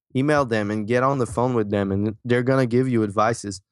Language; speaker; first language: English; non-native, fluent; French